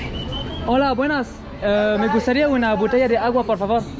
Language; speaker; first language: Spanish; non-native, learner; French